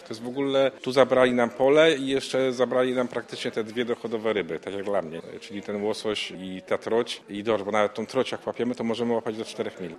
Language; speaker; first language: Polish; native; Polish